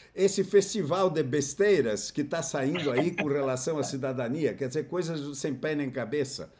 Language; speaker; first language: Portuguese; native; Portuguese